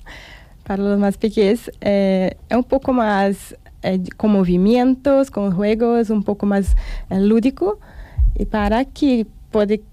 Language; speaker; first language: Spanish; non-native, fluent; Portuguese